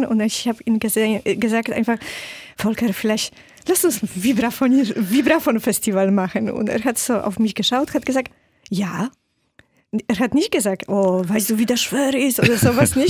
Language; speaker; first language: German; non-native, fluent; Polish